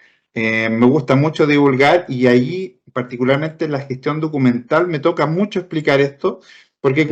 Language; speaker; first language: Spanish; native; Spanish